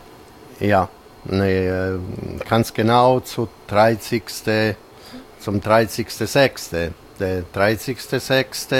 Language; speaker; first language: German; non-native, fluent; Italian